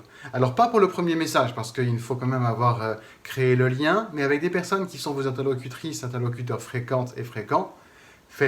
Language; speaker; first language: French; native; French